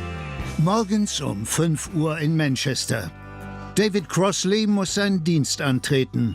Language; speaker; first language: German; native; German